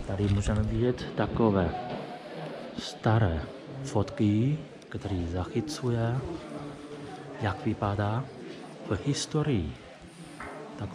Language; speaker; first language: Czech; non-native, fluent; Chinese